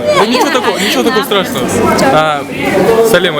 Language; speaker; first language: Russian; native; Russian